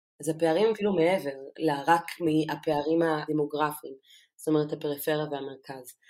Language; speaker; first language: Hebrew; non-native, local second language; Arabic